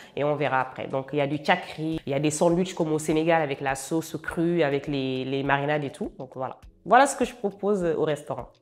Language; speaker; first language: French; non-native, local second language; Wolof